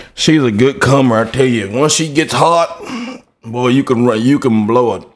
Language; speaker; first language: English; native; English